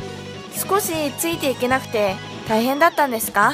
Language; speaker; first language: Japanese; non-native, fluent; Korean